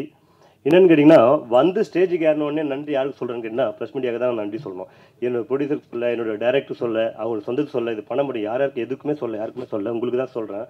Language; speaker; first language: Tamil; native; Tamil